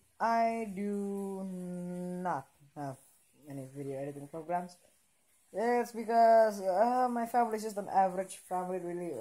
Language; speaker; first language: English; non-native, local second language; Indonesian